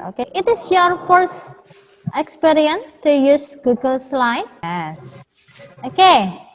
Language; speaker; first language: English; non-native, fluent; Indonesian